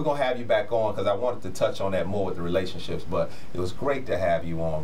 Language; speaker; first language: English; native; English